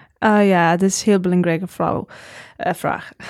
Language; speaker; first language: Dutch; non-native, learner; Arabic